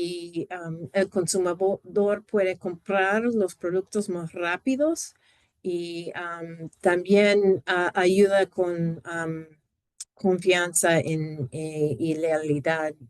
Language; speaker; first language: Spanish; non-native, fluent; English